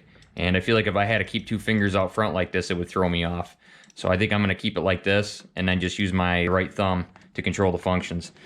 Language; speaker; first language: English; native; English